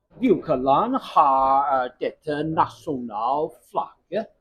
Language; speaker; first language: Norwegian; non-native, learner; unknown